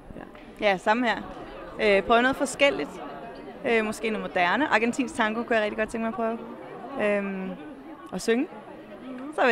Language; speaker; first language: Danish; native; Danish